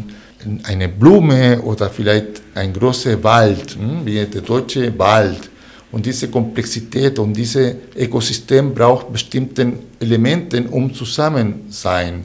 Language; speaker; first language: German; non-native, fluent; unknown